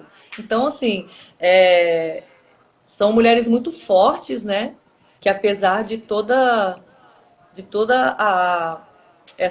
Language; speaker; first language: Portuguese; native; Portuguese